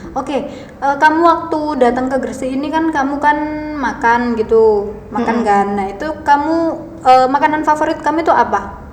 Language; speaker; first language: Indonesian; native; Indonesian